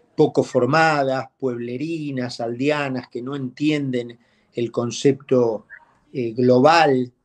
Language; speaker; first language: Spanish; native; Spanish